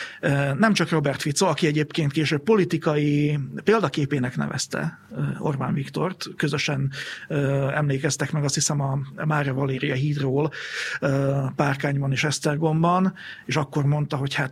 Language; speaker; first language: Hungarian; native; Hungarian